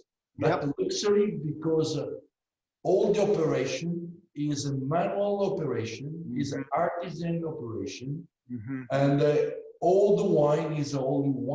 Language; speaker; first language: English; non-native, learner; Italian